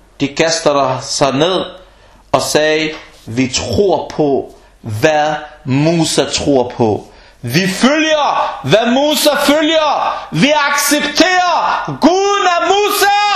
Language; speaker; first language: Danish; non-native, fluent; Arabic